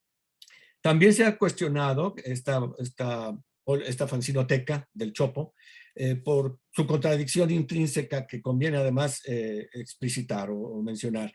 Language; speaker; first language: Spanish; native; Spanish